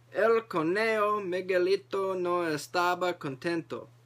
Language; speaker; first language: Spanish; non-native, learner; English